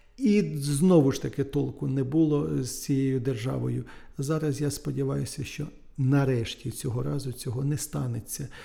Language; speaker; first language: Ukrainian; native; Ukrainian